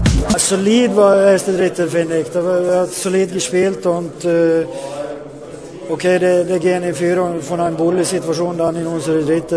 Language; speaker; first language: German; non-native, learner; Swedish